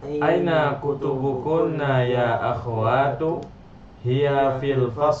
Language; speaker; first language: Arabic; non-native, learner; Indonesian